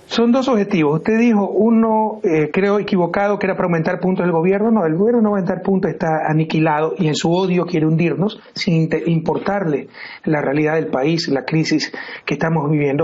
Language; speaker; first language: Spanish; native; Spanish